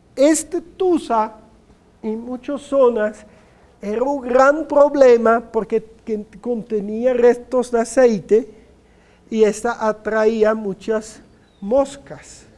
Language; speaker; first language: Spanish; non-native, fluent; Dutch